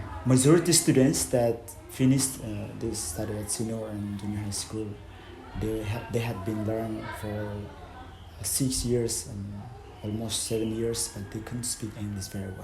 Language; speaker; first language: English; non-native, fluent; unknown